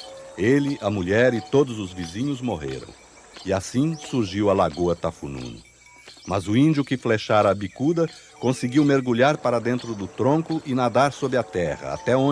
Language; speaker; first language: Portuguese; native; Portuguese